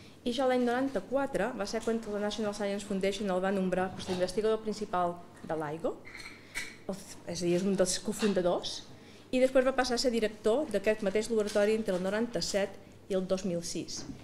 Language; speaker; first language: Catalan; native; Catalan